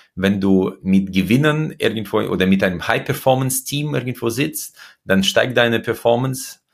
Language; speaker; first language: German; early bilingual, other home language; Russian